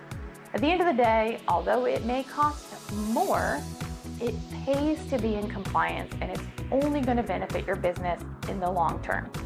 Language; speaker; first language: English; native; English